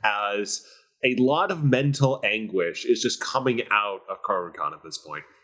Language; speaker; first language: English; native; English